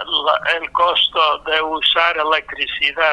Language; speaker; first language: Spanish; non-native, fluent; English